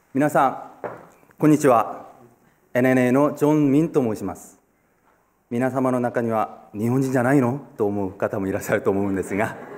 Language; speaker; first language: Japanese; non-native, fluent; Korean